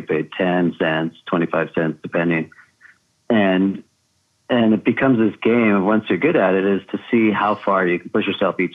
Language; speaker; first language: English; native; English